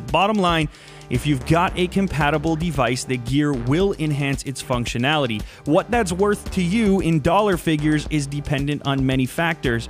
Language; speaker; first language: English; native; English